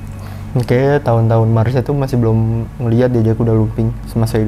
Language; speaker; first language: Indonesian; native; Indonesian